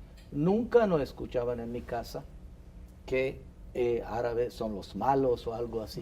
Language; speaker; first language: Spanish; non-native, fluent; Hebrew